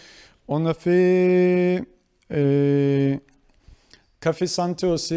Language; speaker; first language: French; non-native, fluent; Kurdish